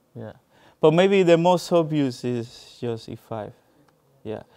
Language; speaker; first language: English; non-native, fluent; Spanish